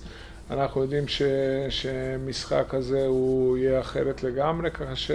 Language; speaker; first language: Hebrew; non-native, fluent; Serbian